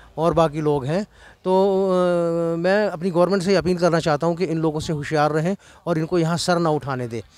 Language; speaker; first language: Hindi; non-native, local second language; Kashmiri